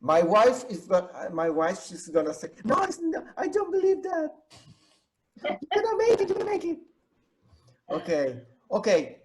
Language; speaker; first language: English; non-native, fluent; Spanish